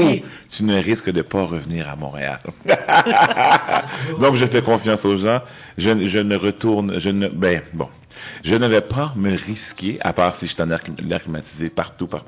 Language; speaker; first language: French; native; French